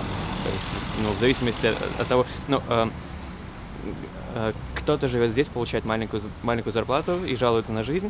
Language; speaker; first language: Russian; native; Russian